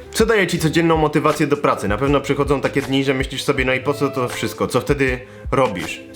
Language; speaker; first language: Polish; native; Polish